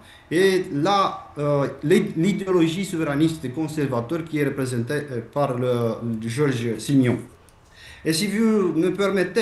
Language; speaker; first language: French; non-native, fluent; Romanian